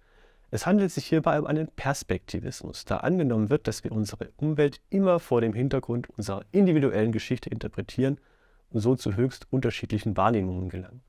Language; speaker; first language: German; native; German